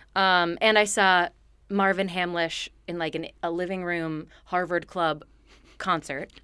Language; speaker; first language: English; native; English